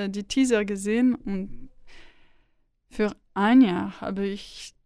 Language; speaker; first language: German; non-native, learner; French